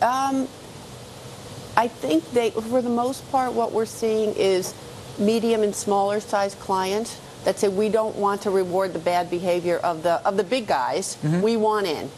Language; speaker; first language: English; native; English